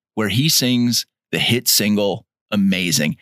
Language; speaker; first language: English; native; English